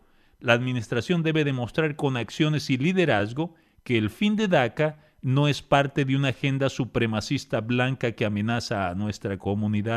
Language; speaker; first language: Spanish; native; Spanish